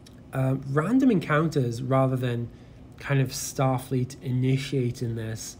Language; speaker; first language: English; native; English